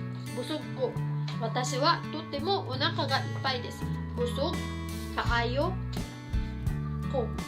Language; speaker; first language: Japanese; non-native, fluent; Filipino